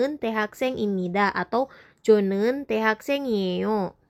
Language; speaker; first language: Korean; non-native, fluent; Indonesian